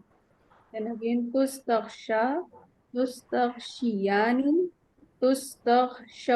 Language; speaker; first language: Arabic; non-native, learner; Urdu